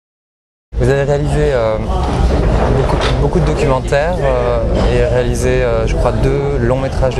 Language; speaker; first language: French; native; French